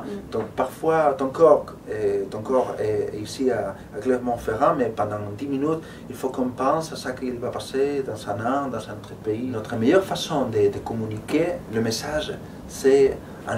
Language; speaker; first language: French; non-native, fluent; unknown